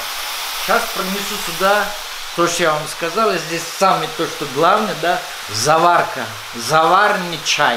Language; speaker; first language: Russian; non-native, fluent; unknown